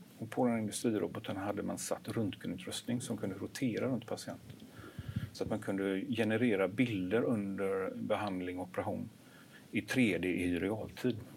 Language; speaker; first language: Swedish; native; Swedish